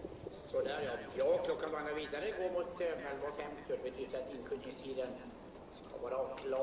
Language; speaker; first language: Swedish; native; Swedish